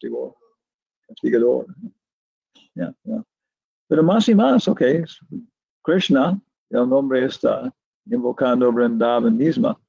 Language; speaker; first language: Spanish; non-native, learner; English